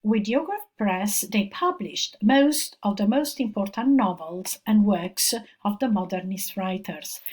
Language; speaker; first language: English; non-native, fluent; Italian